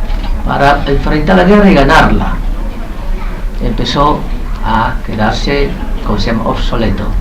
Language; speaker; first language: Spanish; non-native, fluent; Vietnamese